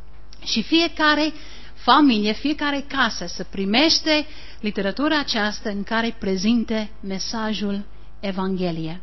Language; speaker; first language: Romanian; non-native, learner; English